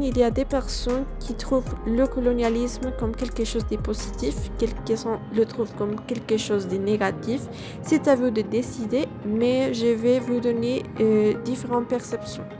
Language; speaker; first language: French; non-native, fluent; Spanish